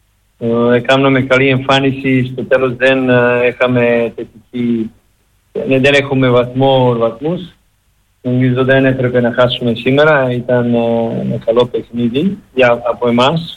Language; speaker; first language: Greek; non-native, learner; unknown